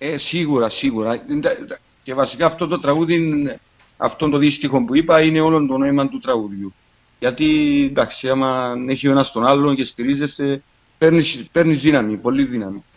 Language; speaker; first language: Greek; native; Greek